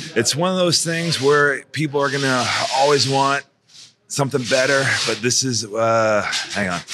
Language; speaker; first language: English; native; English